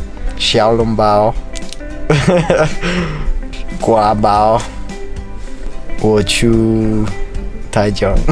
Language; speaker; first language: Chinese; non-native, learner; Spanish